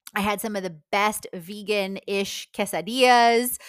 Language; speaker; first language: English; non-native, fluent; Polish